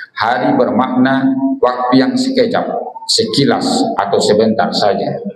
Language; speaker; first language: Malay; non-native, local second language; Minangkabau